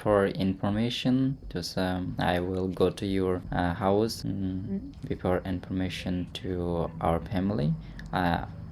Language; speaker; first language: English; non-native, learner; Hindi